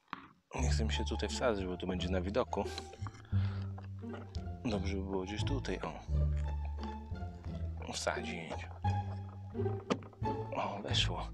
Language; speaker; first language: Polish; native; Polish